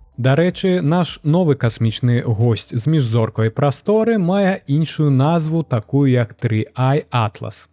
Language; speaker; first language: Belarusian; native; Belarusian